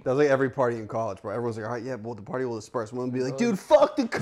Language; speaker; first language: English; native; English